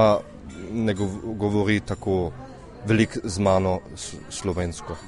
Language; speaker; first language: Slovenian; early bilingual, heritage; German